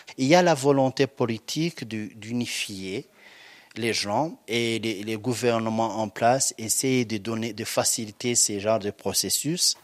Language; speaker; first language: French; non-native, local second language; Kinyarwanda